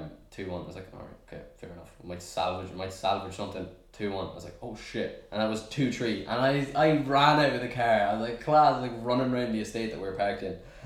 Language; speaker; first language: English; native; English